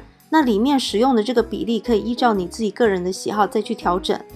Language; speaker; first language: Chinese; native; Chinese